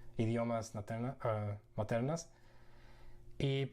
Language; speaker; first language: Spanish; non-native, fluent; English